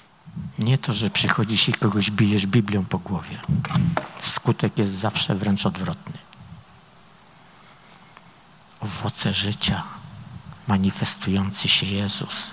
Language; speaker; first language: Polish; native; Polish